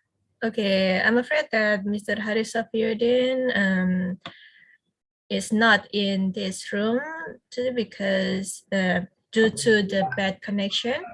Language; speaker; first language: English; non-native, fluent; Indonesian